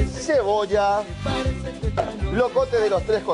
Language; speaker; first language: Spanish; native; Spanish